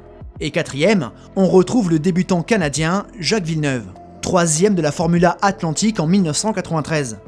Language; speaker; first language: French; native; French